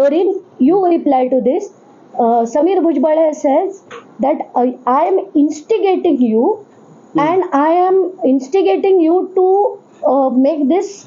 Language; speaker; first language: English; non-native, local second language; Marathi